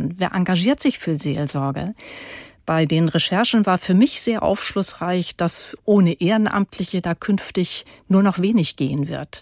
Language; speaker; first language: German; native; German